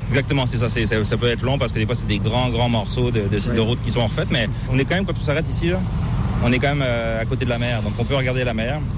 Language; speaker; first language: French; native; French